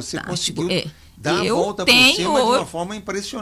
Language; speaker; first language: Portuguese; native; Portuguese